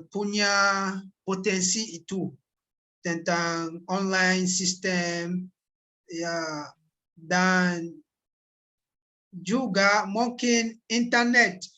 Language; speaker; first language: Indonesian; non-native, learner; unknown